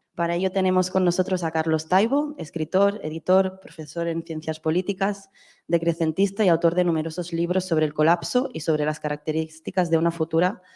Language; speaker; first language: Spanish; non-native, local second language; Catalan